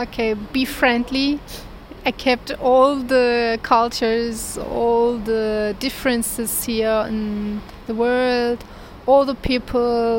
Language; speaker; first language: English; non-native, learner; Turkish